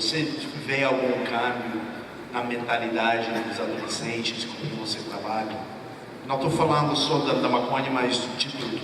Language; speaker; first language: Portuguese; non-native, fluent; English